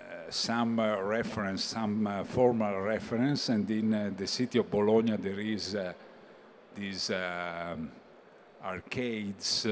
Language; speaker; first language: English; non-native, learner; Italian